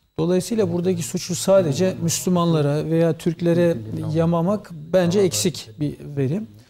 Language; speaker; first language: Turkish; early bilingual, heritage; Turkish